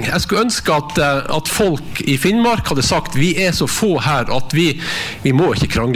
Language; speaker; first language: Norwegian; native; Norwegian